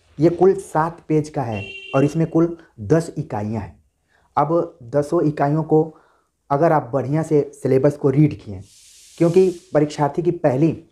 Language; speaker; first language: Hindi; native; Hindi